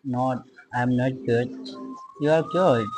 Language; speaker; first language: English; non-native, learner; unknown